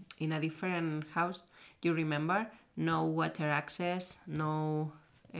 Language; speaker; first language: English; non-native, learner; Spanish